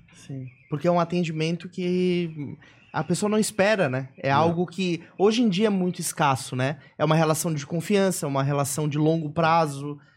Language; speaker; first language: Portuguese; native; Portuguese